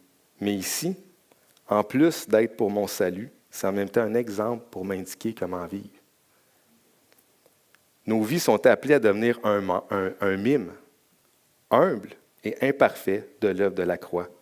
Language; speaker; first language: French; native; French